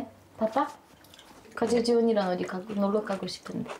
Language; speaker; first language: Korean; non-native, learner; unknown